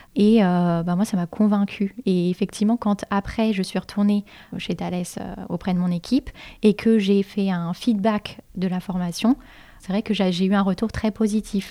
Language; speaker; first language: French; native; French